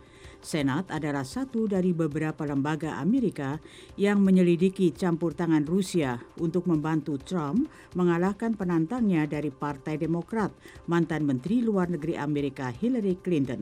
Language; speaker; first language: Indonesian; native; Indonesian